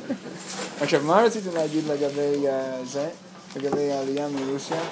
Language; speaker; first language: Hebrew; non-native, fluent; English